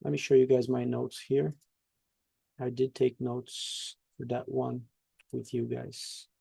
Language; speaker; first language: English; non-native, fluent; Portuguese